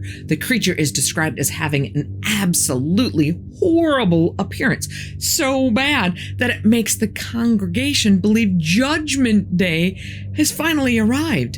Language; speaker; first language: English; native; English